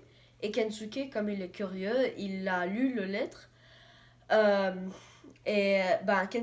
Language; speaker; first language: French; non-native, learner; English